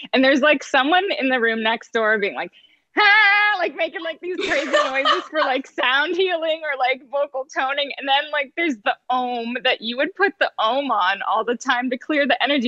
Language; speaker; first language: English; native; English